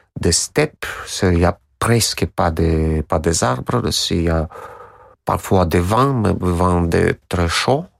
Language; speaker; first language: French; non-native, learner; Russian